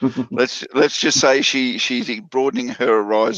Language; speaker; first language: English; native; English